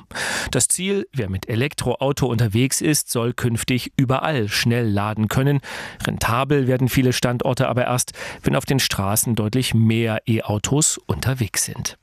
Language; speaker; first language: German; native; German